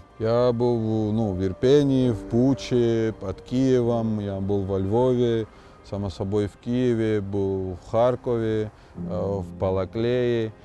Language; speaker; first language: Russian; non-native, local second language; Georgian